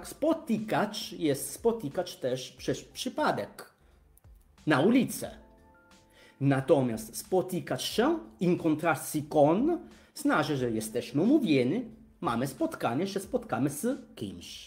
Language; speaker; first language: Polish; non-native, fluent; Italian